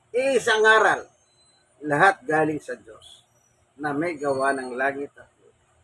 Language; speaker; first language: Filipino; native; Filipino